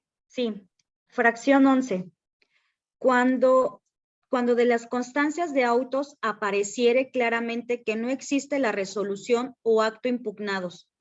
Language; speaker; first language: Spanish; native; Spanish